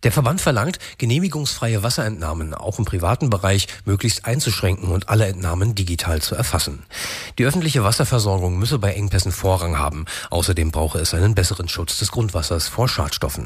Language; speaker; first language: German; native; German